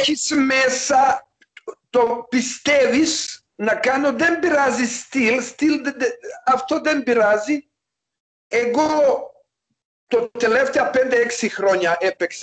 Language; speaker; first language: Greek; non-native, learner; Serbian